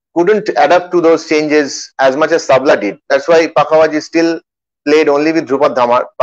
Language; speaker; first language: English; non-native, local second language; Bangla